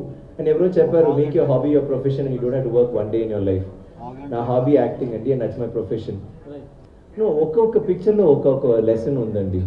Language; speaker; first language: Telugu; non-native, learner; Tamil